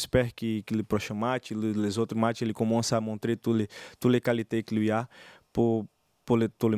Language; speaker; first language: French; non-native, learner; Portuguese